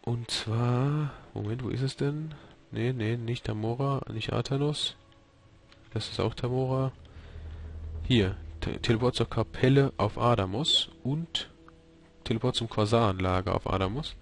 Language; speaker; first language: German; native; German